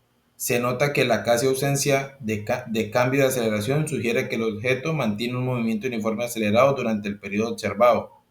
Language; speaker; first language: Spanish; native; Spanish